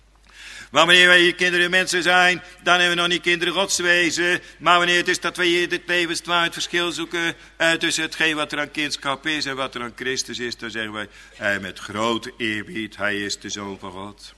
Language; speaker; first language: Dutch; native; Dutch